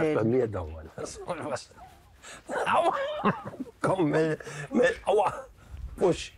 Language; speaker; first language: German; native; German